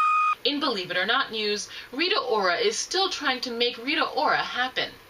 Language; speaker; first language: English; native; English